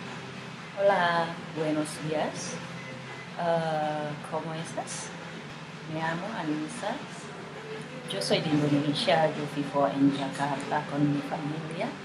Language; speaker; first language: Spanish; non-native, learner; Indonesian